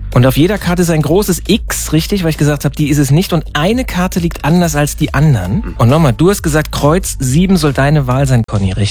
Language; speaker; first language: German; native; German